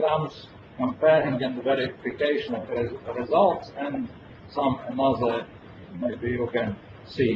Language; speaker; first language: English; non-native, learner; Latvian